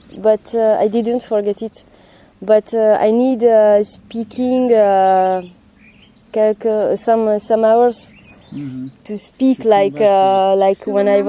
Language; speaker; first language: English; non-native, learner; Hungarian